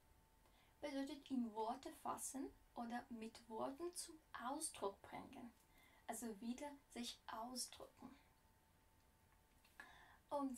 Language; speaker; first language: German; non-native, fluent; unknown